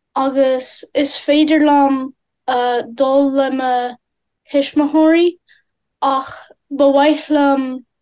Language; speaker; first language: Irish; non-native, learner; English